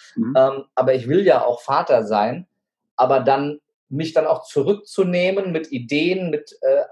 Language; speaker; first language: German; native; German